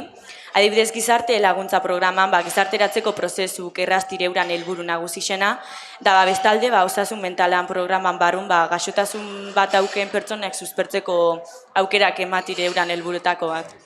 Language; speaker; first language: Basque; native; Basque